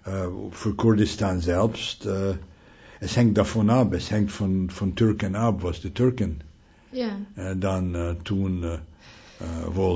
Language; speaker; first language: German; non-native, fluent; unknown